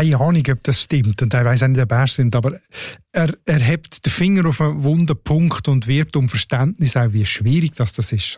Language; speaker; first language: German; native; German